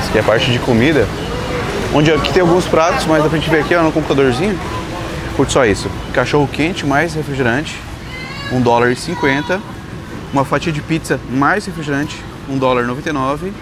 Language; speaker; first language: Portuguese; native; Portuguese